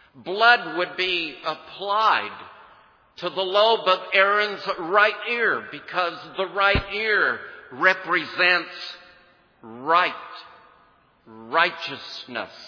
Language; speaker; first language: English; native; English